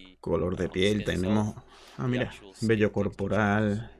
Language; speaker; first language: Spanish; native; Spanish